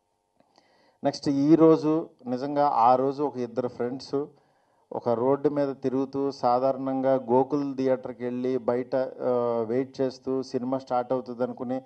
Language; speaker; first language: Telugu; native; Telugu